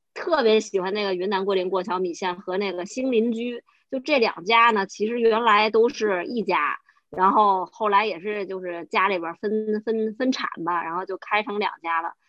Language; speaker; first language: Chinese; native; Chinese